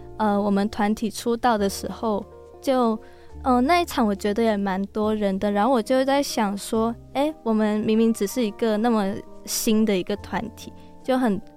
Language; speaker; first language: Chinese; non-native, local second language; Cantonese